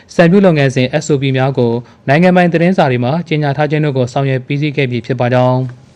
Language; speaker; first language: Burmese; native; Burmese